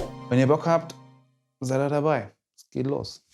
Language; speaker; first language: German; native; German